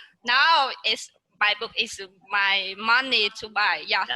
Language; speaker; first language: English; non-native, learner; Vietnamese